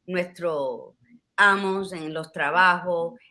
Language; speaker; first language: Spanish; early bilingual, heritage; Spanish